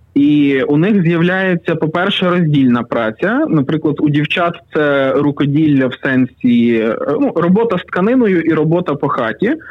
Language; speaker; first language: Ukrainian; native; Ukrainian